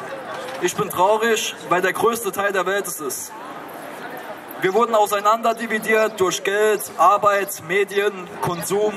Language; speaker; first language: German; native; German